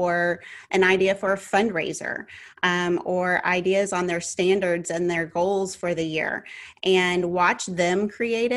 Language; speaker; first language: English; native; English